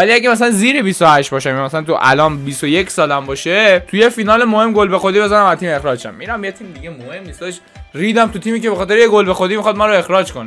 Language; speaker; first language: Persian; native; Persian